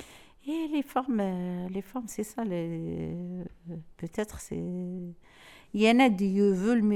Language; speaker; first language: French; non-native, learner; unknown